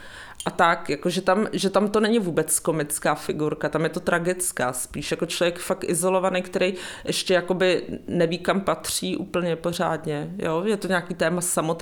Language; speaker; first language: Czech; native; Czech